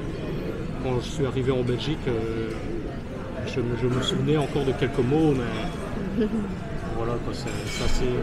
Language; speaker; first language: French; early bilingual, other home language; Vietnamese